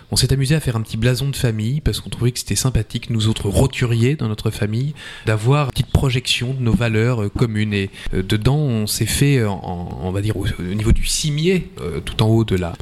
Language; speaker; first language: French; native; French